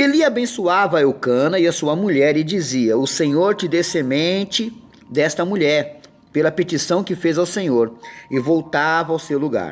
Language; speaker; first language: Portuguese; native; Portuguese